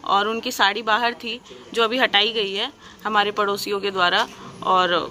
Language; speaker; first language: Hindi; native; Hindi